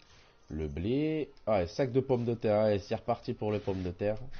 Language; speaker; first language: French; native; French